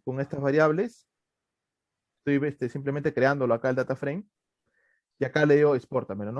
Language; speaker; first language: Spanish; native; Spanish